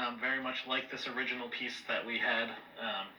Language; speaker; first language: English; native; English